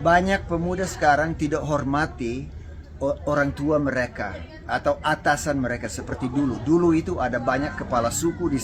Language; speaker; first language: Indonesian; non-native, local second language; English